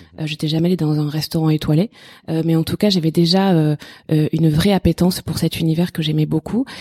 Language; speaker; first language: French; native; French